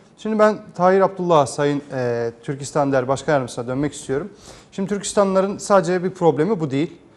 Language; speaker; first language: Turkish; native; Turkish